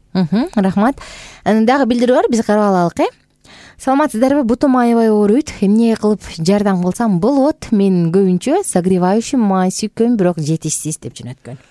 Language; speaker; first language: Kyrgyz; native; Kyrgyz